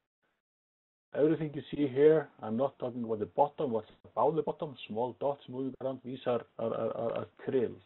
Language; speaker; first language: English; non-native, fluent; Icelandic